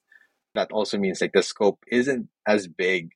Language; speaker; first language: English; non-native, local second language; Filipino